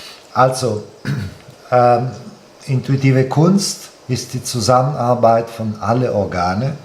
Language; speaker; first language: German; non-native, fluent; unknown